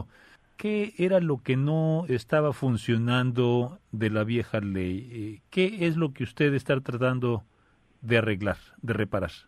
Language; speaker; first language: Spanish; native; Spanish